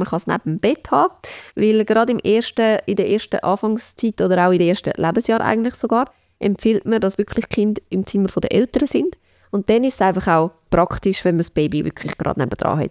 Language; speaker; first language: German; native; German